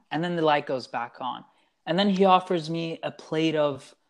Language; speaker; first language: English; early bilingual, other home language; Italian